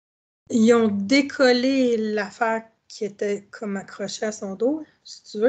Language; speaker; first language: French; native; French